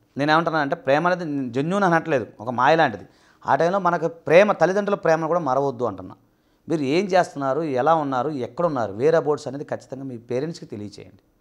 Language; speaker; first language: Telugu; native; Telugu